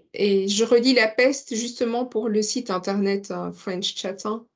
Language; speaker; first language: French; non-native, learner; English